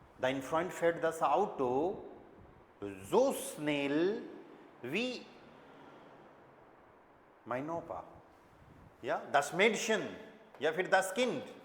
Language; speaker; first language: German; non-native, fluent; Hindi